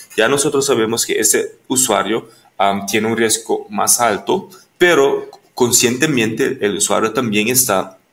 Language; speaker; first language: Spanish; non-native, fluent; Papiamento